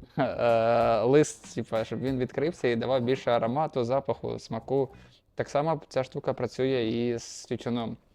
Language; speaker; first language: Ukrainian; non-native, local second language; Russian